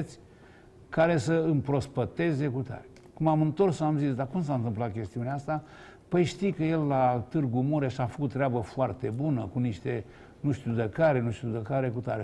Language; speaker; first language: Romanian; native; Romanian